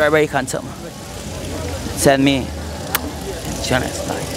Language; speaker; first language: English; non-native, learner; Spanish